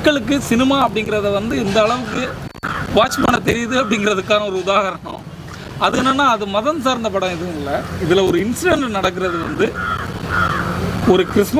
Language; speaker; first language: Tamil; native; Tamil